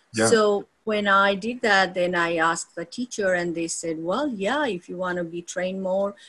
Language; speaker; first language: English; non-native, local second language; Bangla